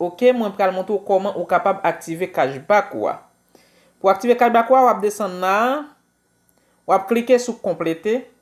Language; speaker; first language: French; non-native, local second language; Haitian Creole